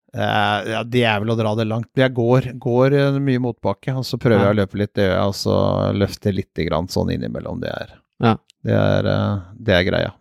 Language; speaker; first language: Norwegian; native; Norwegian